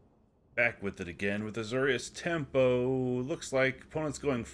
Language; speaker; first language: English; native; English